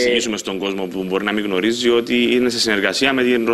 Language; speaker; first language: Greek; native; Greek